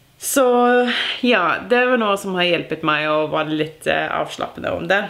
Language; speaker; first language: Norwegian; non-native, learner; English